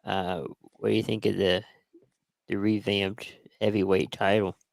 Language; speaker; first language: English; native; English